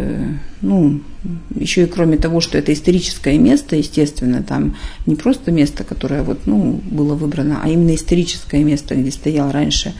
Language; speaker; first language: Russian; native; Russian